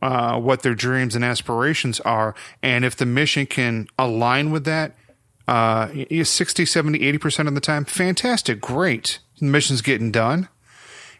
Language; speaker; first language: English; native; English